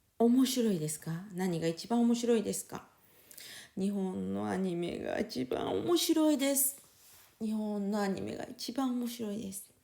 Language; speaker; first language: Japanese; non-native, fluent; French